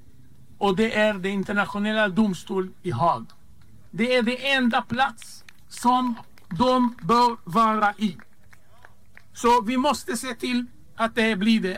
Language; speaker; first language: Swedish; non-native, fluent; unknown